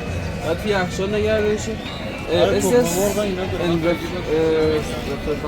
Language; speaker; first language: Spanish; non-native, learner; Persian